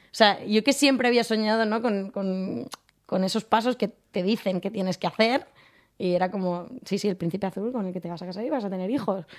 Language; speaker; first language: Spanish; native; Spanish